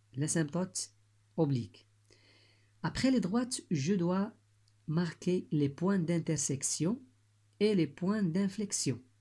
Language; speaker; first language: French; non-native, local second language; Arabic